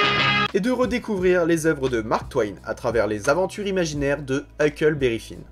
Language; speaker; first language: French; native; French